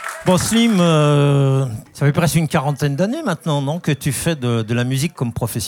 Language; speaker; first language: French; native; French